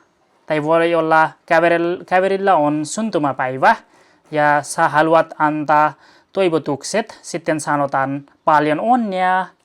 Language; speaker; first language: Finnish; non-native, learner; Nepali